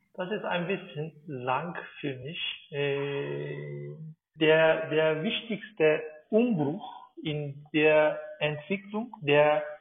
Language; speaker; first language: German; non-native, fluent; Turkish